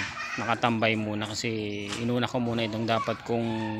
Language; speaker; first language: Filipino; native; Filipino